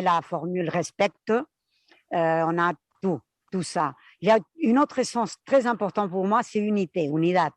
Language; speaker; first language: French; non-native, fluent; Spanish